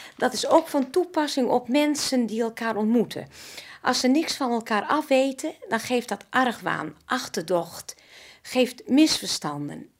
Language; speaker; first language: Dutch; native; Dutch